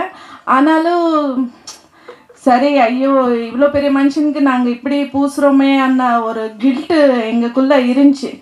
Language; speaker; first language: Tamil; non-native, fluent; Telugu